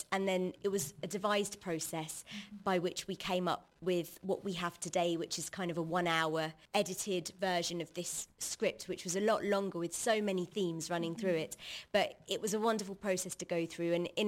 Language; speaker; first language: English; native; English